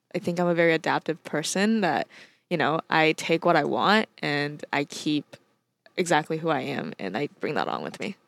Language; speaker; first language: English; early bilingual, other home language; Chinese